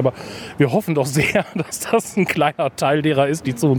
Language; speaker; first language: German; native; German